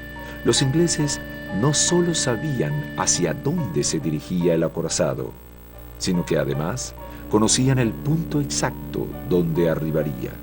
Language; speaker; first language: Spanish; native; Spanish